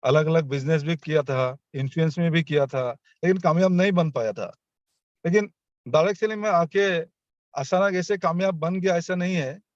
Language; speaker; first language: Hindi; non-native, local second language; Assamese